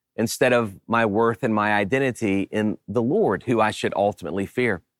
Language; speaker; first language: English; native; English